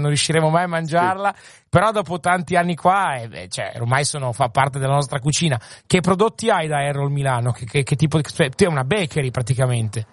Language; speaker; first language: Italian; native; Italian